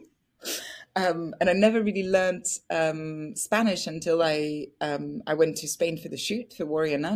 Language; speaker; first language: English; non-native, fluent; French